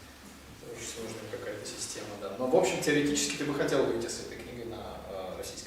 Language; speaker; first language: Russian; native; Russian